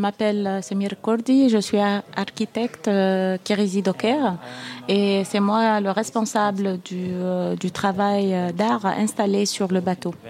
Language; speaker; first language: French; non-native, fluent; Arabic